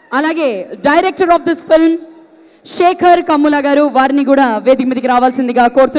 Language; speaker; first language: Telugu; native; Telugu